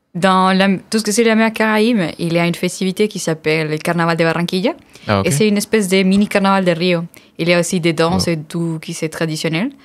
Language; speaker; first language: French; non-native, fluent; Spanish